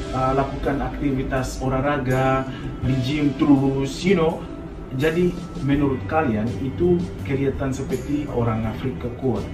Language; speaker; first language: Malay; non-native, fluent; Nyanja